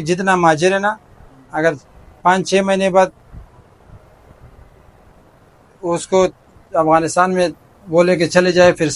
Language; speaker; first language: Hindi; non-native, fluent; Pashto